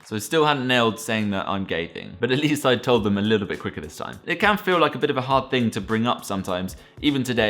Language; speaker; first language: English; native; English